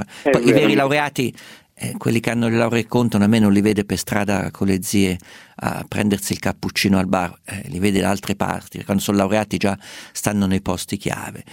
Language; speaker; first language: Italian; native; Italian